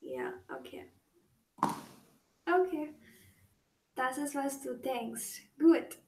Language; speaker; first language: German; non-native, learner; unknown